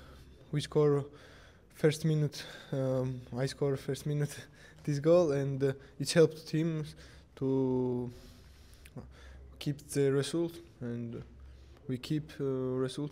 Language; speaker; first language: English; non-native, learner; Georgian